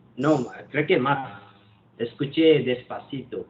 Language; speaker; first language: Spanish; non-native, learner; Bangla